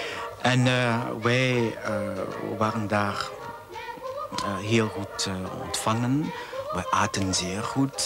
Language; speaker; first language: Dutch; non-native, fluent; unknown